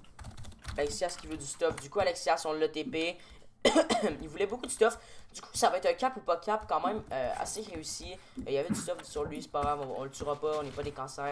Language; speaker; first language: French; native; French